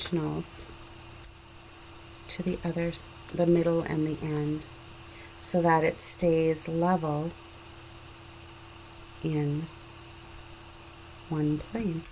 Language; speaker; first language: English; native; English